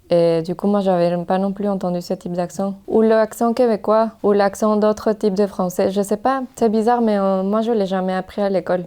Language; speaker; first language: French; non-native, fluent; Spanish